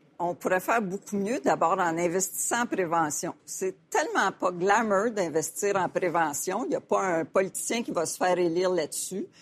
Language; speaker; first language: French; native; French